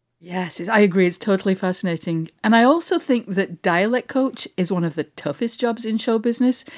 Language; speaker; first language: English; native; English